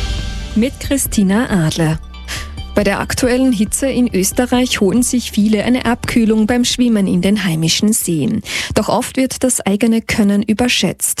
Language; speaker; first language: German; native; German